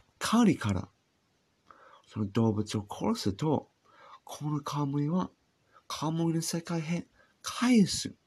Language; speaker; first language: Japanese; non-native, learner; English